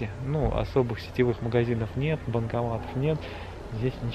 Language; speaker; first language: Russian; native; Russian